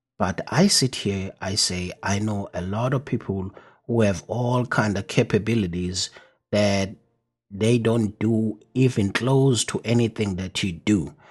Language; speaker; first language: English; non-native, local second language; Zulu